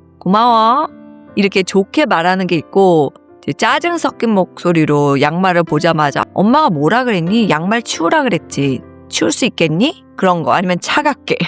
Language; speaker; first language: Korean; early bilingual, heritage; Korean